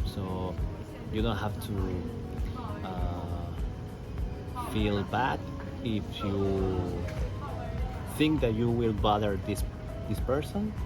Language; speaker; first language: English; non-native, learner; Spanish